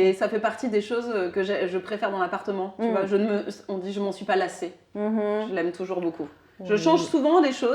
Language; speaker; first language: French; native; French